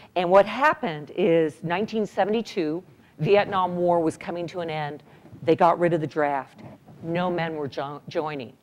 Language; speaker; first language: English; native; English